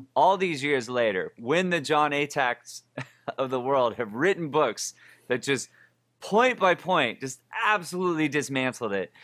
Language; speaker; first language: English; native; English